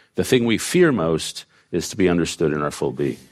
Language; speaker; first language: English; native; English